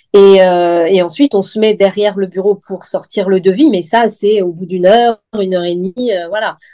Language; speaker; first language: French; native; French